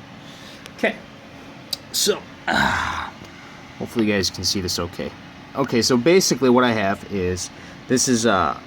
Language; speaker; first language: English; native; English